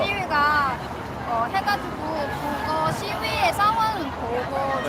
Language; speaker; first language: Korean; non-native, learner; Cantonese